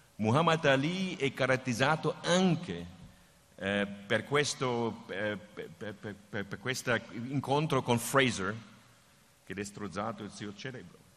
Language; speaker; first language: Italian; non-native, fluent; German